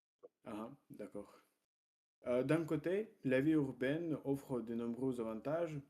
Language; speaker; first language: French; non-native, learner; Russian